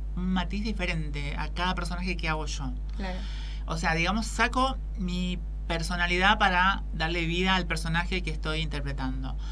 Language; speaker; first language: Spanish; native; Spanish